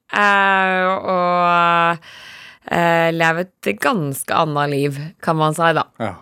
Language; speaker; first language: Norwegian; native; Norwegian